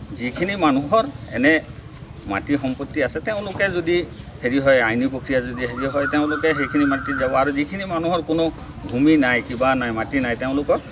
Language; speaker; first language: Assamese; non-native, local second language; Bangla